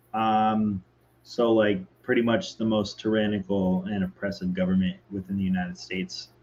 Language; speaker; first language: English; native; English